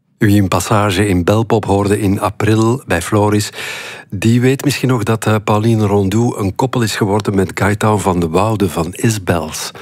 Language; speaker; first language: Dutch; native; Dutch